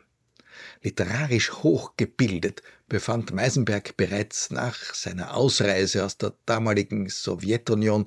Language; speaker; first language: German; native; German